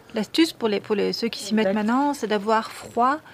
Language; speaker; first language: French; native; French